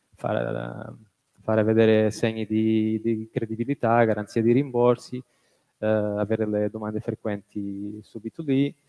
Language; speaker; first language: Italian; non-native, fluent; Portuguese